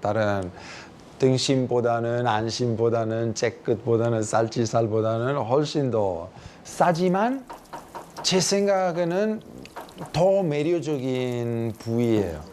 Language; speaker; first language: Korean; non-native, fluent; Italian